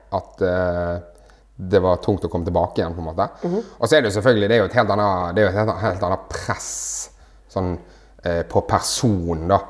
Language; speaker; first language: Norwegian; native; Norwegian